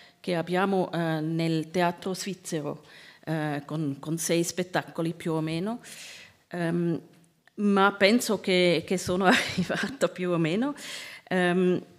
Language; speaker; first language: Italian; non-native, learner; Swiss German